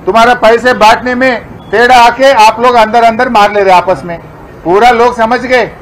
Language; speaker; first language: Hindi; non-native, local second language; Telugu